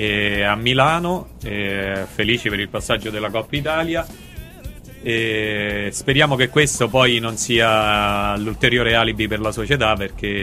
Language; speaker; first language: Italian; native; Italian